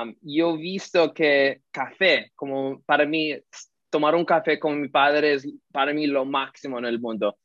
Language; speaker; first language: Spanish; early bilingual, heritage; Spanish